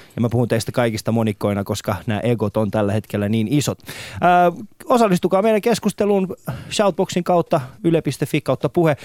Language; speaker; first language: Finnish; non-native, fluent; Persian